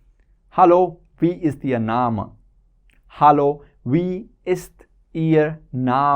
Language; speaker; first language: German; non-native, fluent; Hindi